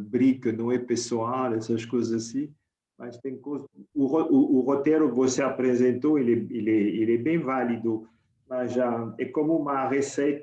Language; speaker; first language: Portuguese; non-native, fluent; French